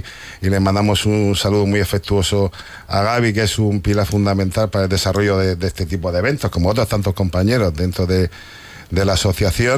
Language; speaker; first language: Spanish; native; Spanish